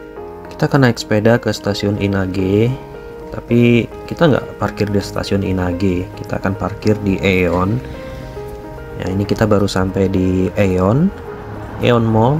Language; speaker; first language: Indonesian; native; Indonesian